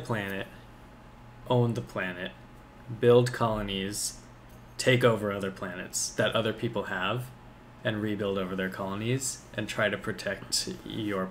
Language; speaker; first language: English; native; English